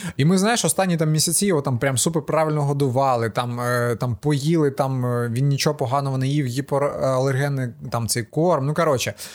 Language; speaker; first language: Ukrainian; non-native, local second language; Russian